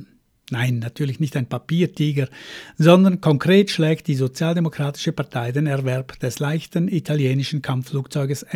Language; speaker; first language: German; native; German